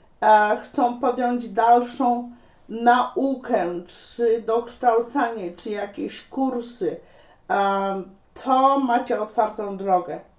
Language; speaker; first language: Polish; native; Polish